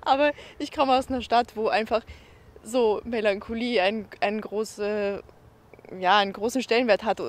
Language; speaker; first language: German; non-native, local second language; English